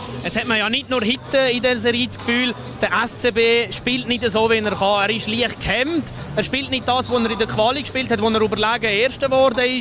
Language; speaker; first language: German; native; German